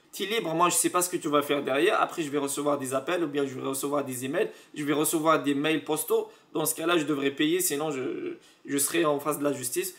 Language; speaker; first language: French; non-native, local second language; Arabic